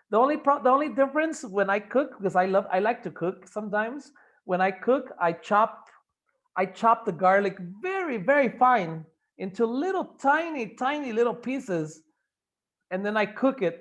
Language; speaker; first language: English; non-native, fluent; Spanish